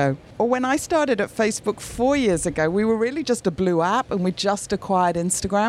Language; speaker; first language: English; native; English